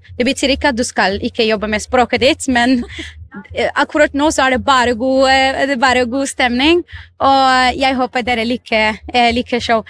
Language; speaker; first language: Norwegian; non-native, fluent; Arabic